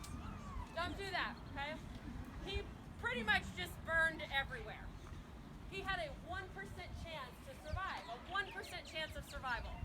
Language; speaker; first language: English; native; English